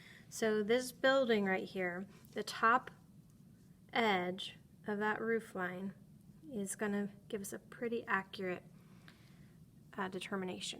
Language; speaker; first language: English; native; English